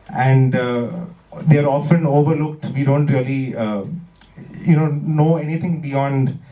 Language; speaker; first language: English; non-native, local second language; Malayalam